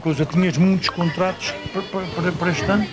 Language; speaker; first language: Portuguese; native; Portuguese